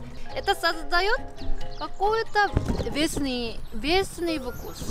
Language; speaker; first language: Russian; non-native, fluent; Korean